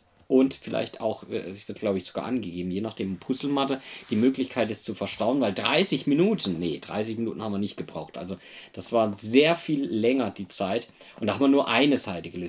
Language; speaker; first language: German; native; German